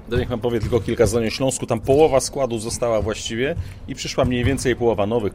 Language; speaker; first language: Polish; native; Polish